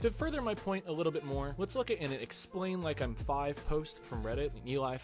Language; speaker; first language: English; native; English